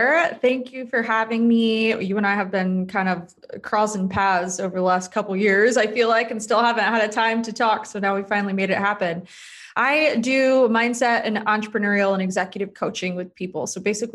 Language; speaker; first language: English; native; English